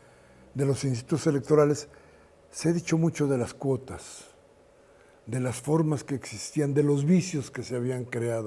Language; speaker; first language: Spanish; native; Spanish